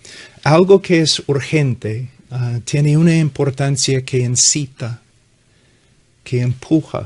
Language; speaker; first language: Spanish; non-native, fluent; English